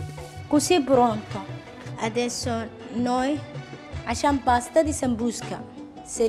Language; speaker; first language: Italian; non-native, learner; Somali